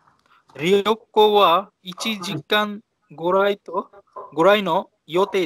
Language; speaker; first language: Japanese; non-native, learner; Bangla